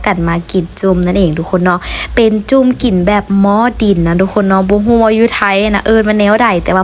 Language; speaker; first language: Thai; non-native, learner; Lao